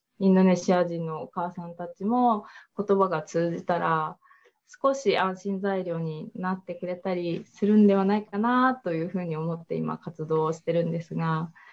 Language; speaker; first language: Japanese; native; Japanese